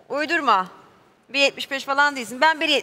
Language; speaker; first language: Turkish; native; Turkish